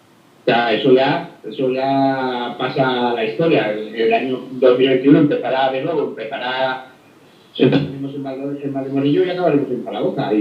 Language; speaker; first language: Spanish; native; Spanish